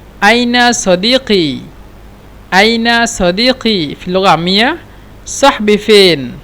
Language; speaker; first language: Arabic; non-native, fluent; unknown